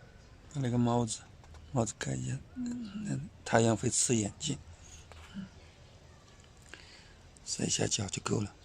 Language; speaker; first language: Chinese; native; Chinese